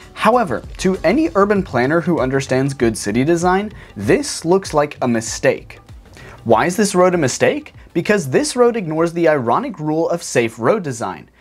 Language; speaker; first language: English; native; English